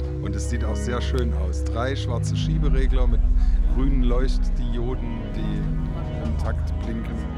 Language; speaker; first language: German; native; German